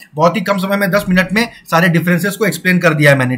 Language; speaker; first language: Hindi; non-native, local second language; Maithili